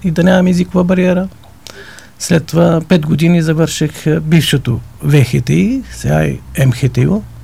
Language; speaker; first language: Bulgarian; non-native, fluent; Arabic